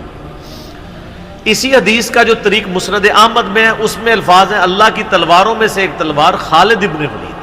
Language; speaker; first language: Urdu; non-native, local second language; Punjabi